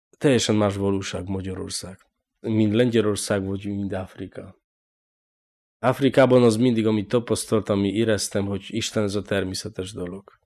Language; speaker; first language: Hungarian; non-native, learner; Polish